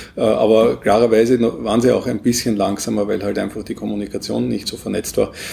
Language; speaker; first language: German; native; German